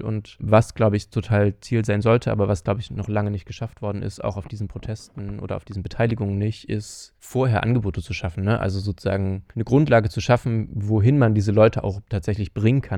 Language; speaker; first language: German; native; German